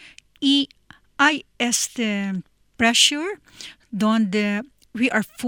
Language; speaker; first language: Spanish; non-native, learner; English